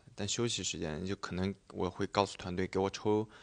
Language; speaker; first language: Chinese; native; Chinese